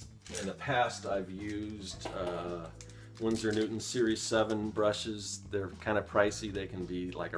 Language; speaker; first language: English; native; English